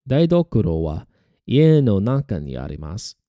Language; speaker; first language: Japanese; non-native, learner; English